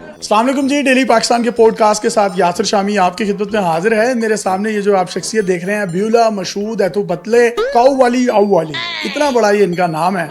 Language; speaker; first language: Urdu; native; Urdu